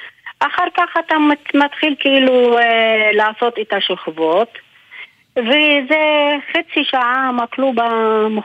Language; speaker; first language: Hebrew; non-native, local second language; Arabic